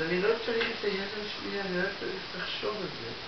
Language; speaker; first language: Hebrew; non-native, fluent; Russian